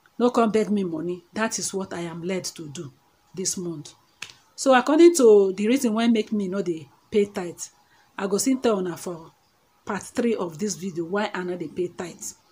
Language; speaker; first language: Nigerian Pidgin; non-native, local second language; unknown